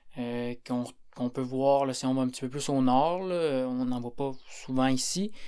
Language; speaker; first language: French; native; French